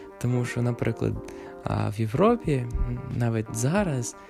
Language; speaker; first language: Ukrainian; non-native, fluent; English